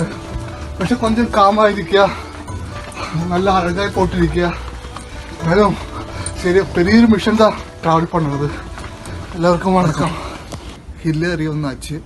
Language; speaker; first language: Tamil; non-native, learner; Malayalam